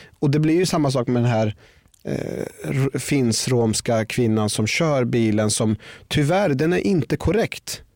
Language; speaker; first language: Swedish; early bilingual, other home language; Persian